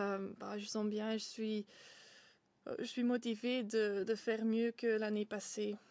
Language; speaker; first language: French; non-native, local second language; Dutch